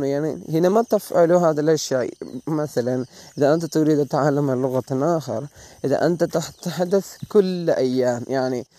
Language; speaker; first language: Arabic; non-native, learner; Malay